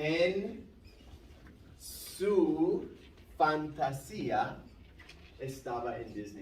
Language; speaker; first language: Spanish; non-native, fluent; English